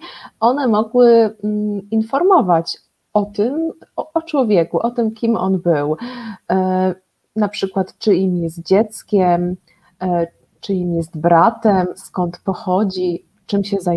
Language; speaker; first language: Polish; native; Polish